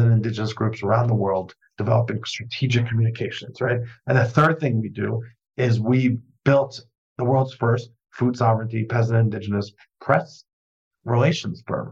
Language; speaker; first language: English; native; English